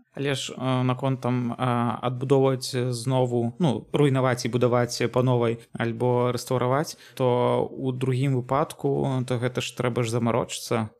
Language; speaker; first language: Belarusian; non-native, local second language; Russian